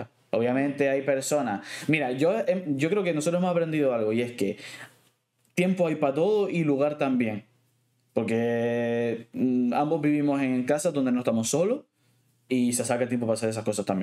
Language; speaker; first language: Spanish; native; Spanish